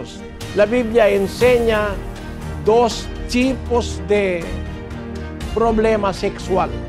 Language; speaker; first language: Spanish; non-native, learner; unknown